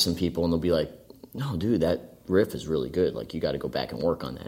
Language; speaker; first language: English; native; English